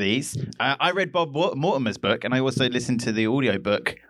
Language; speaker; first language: English; native; English